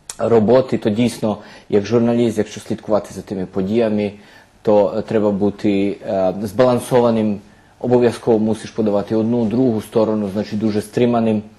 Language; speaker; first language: Ukrainian; early bilingual, heritage; Ukrainian